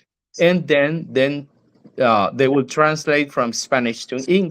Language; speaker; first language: English; non-native, fluent; Spanish